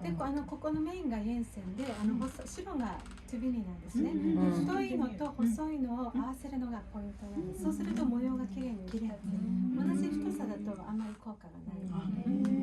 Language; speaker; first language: Japanese; native; Japanese